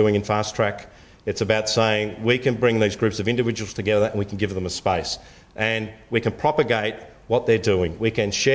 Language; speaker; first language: English; native; English